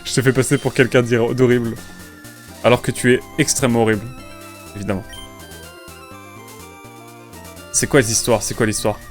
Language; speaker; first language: French; native; French